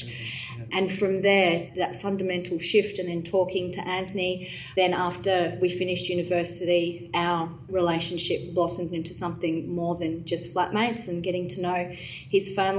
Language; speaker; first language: English; native; English